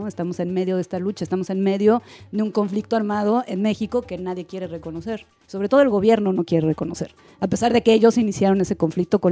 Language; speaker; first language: Spanish; native; Spanish